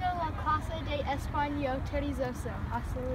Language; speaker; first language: Spanish; non-native, learner; English